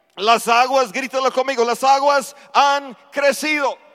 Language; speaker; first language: Spanish; non-native, fluent; English